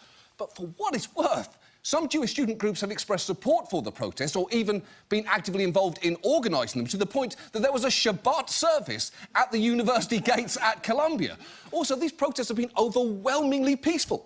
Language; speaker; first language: English; native; English